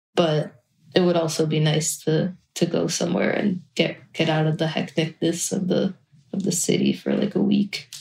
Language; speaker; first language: English; native; English